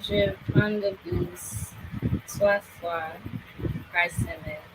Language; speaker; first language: French; non-native, learner; English